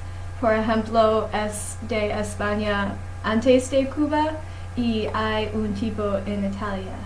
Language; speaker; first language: Spanish; non-native, learner; English